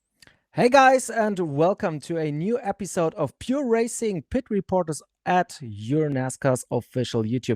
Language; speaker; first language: English; non-native, fluent; German